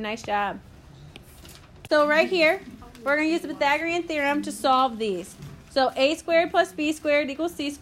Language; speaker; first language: English; native; English